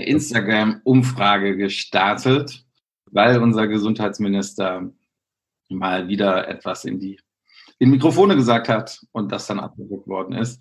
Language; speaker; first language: German; native; German